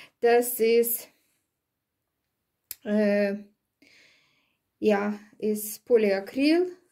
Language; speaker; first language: German; non-native, learner; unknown